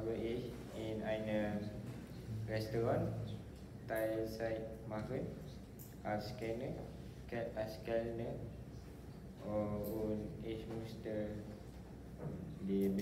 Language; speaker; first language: German; non-native, learner; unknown